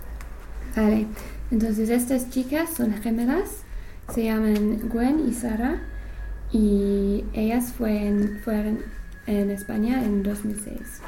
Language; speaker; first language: Spanish; non-native, learner; English